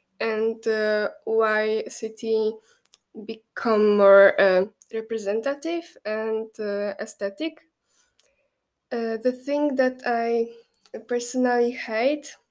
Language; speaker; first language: English; non-native, fluent; Polish